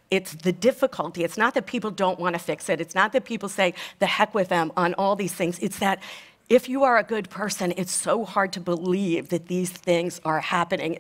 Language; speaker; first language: English; native; English